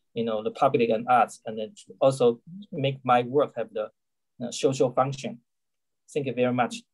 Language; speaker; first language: English; non-native, learner; Chinese